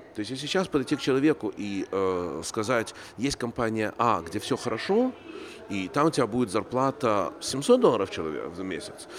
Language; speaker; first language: Russian; native; Russian